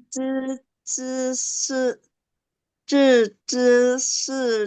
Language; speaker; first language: Chinese; non-native, learner; Indonesian